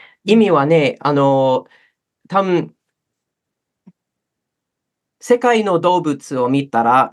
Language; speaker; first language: Japanese; non-native, fluent; English